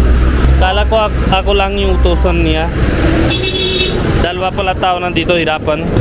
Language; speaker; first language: Filipino; non-native, learner; Hindi